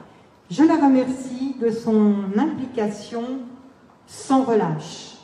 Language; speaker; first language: French; native; French